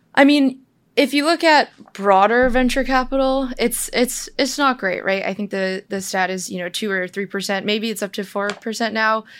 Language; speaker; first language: English; native; English